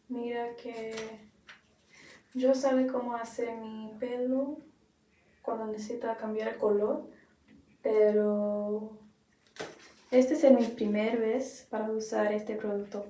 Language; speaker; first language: Spanish; non-native, learner; English